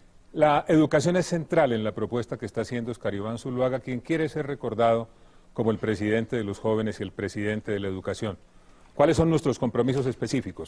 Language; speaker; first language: Spanish; native; Spanish